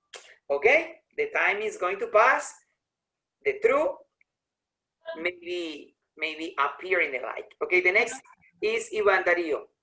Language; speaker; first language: English; non-native, learner; Spanish